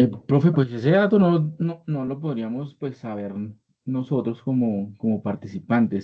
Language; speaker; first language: Spanish; native; Spanish